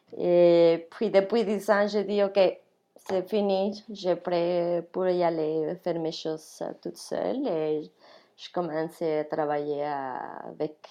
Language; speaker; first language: French; non-native, fluent; Spanish